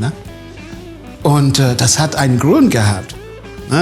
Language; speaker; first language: German; non-native, fluent; English